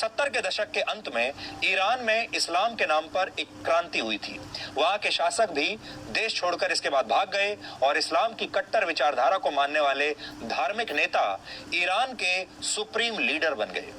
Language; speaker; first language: Hindi; native; Hindi